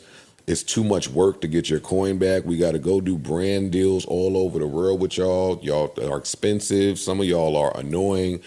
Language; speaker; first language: English; native; English